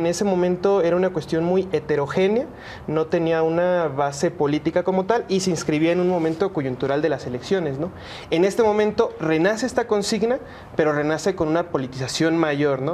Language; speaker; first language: Spanish; native; Spanish